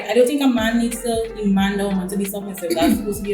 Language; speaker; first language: English; native; English